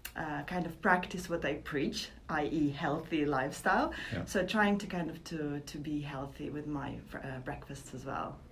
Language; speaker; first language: English; non-native, fluent; Latvian